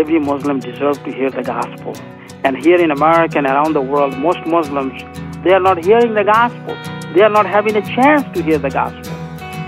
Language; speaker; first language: English; non-native, local second language; Bangla